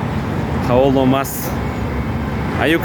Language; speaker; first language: English; non-native, learner; Kyrgyz